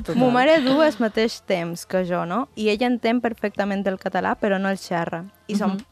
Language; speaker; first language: Catalan; early bilingual, other home language; Spanish